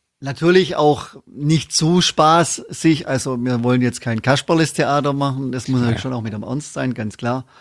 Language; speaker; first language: German; native; German